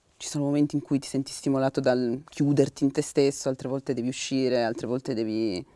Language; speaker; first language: Italian; early bilingual, other home language; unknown